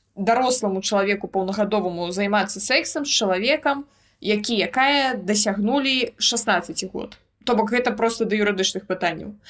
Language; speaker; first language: Belarusian; non-native, local second language; Russian